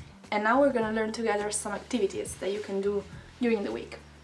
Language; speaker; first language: English; non-native, fluent; Italian